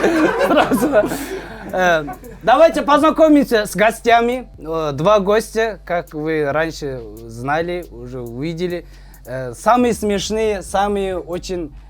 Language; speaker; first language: Russian; non-native, local second language; Kazakh